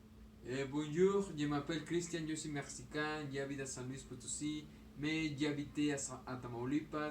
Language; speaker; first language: French; non-native, learner; Spanish